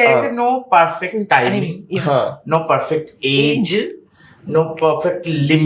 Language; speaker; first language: Malayalam; non-native, fluent; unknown